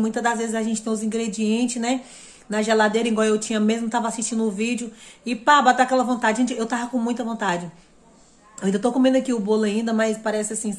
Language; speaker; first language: Portuguese; native; Portuguese